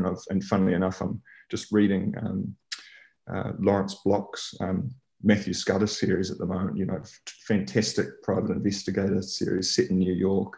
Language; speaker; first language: English; native; English